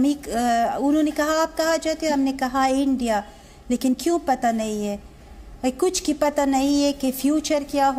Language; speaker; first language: Hindi; non-native, learner; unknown